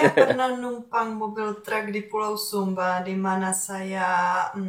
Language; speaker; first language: Indonesian; non-native, fluent; Czech